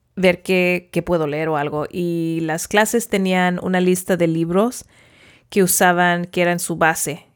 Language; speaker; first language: Spanish; early bilingual, heritage; Spanish